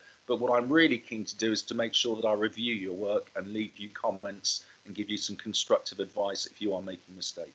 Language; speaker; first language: English; native; English